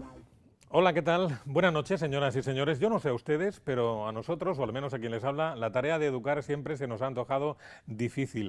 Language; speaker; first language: Spanish; native; Spanish